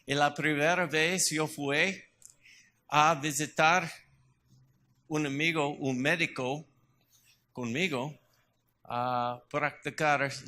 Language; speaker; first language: Spanish; non-native, learner; English